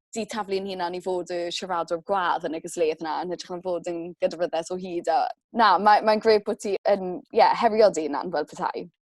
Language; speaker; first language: Welsh; native; Welsh